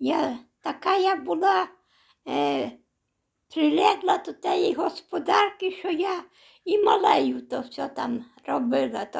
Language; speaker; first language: Polish; non-native, local second language; Belarusian